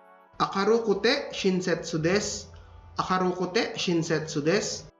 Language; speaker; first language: Japanese; non-native, fluent; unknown